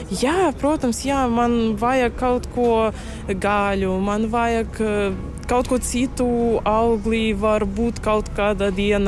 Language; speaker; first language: Latvian; non-native, learner; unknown